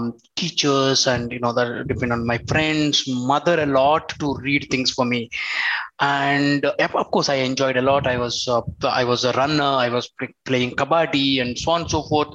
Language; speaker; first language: English; non-native, local second language; Telugu